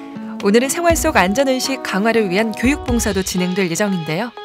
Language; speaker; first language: Korean; native; Korean